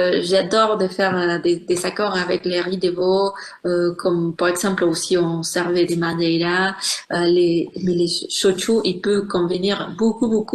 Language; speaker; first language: French; non-native, fluent; Spanish